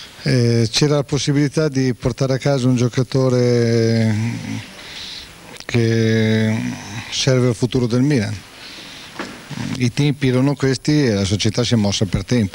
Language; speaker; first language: Italian; native; Italian